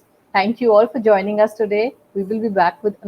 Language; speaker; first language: English; non-native, local second language; Hindi